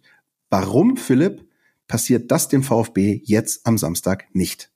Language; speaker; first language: German; native; German